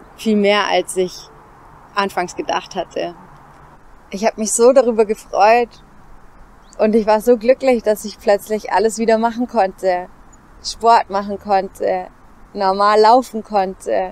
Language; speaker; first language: German; native; German